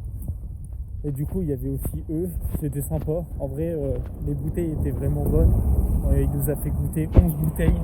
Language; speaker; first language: French; native; French